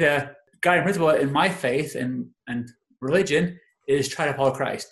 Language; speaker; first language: English; native; English